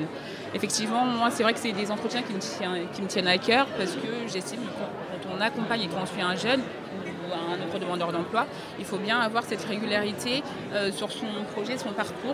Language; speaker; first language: French; native; French